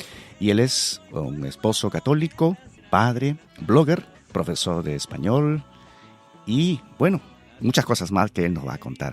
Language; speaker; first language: Spanish; native; Spanish